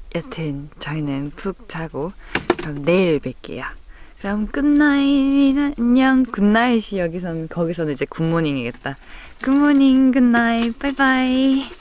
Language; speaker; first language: Korean; native; Korean